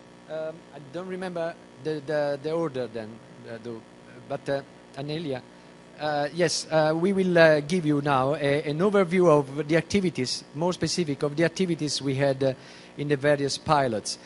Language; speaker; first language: English; non-native, fluent; Italian